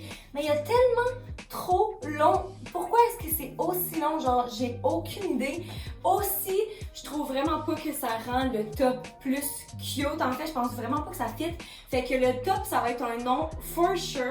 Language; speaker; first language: French; native; French